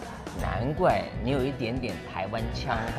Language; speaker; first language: Chinese; native; Chinese